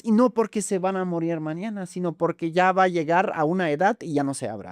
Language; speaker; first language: Spanish; non-native, fluent; German